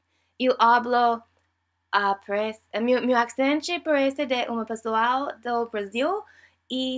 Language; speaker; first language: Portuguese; non-native, learner; English